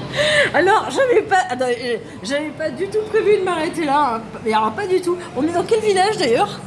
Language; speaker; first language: French; native; French